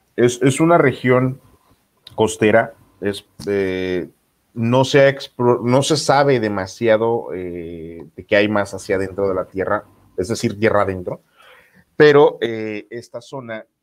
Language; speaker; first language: Spanish; native; Spanish